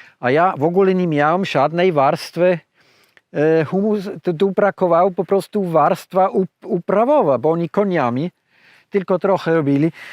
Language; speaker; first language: Polish; non-native, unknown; German